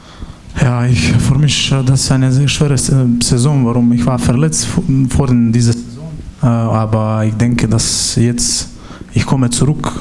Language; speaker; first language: German; non-native, learner; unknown